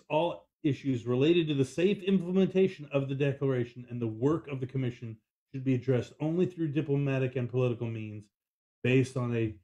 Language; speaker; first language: English; native; English